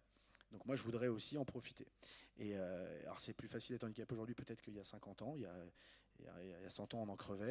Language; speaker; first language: French; native; French